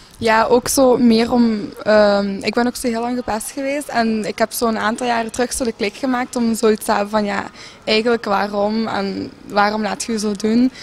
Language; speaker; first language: Dutch; native; Dutch